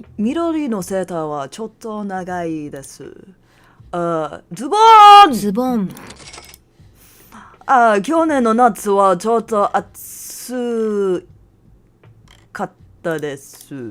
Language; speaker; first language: Japanese; non-native, learner; English